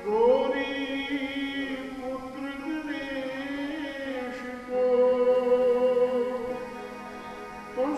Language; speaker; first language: Hindi; native; Hindi